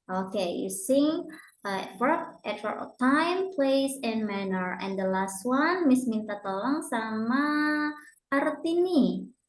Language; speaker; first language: English; non-native, learner; Indonesian